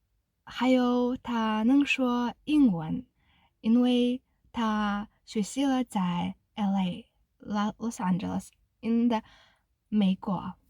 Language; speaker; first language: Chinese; non-native, learner; Kazakh